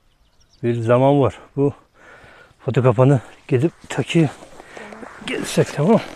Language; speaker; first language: Turkish; non-native, fluent; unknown